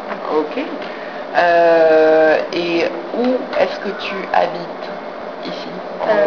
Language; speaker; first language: French; non-native, fluent; English